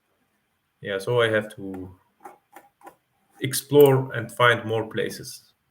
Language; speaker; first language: English; non-native, fluent; Arabic